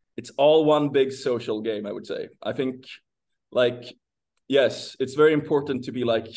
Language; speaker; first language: English; non-native, fluent; Swedish